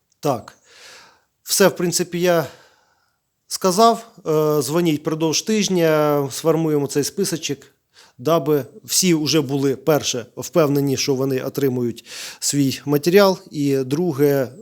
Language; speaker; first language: Ukrainian; native; Ukrainian